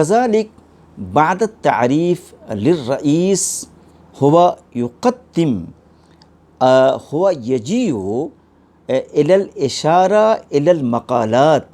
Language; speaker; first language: Arabic; non-native, fluent; Urdu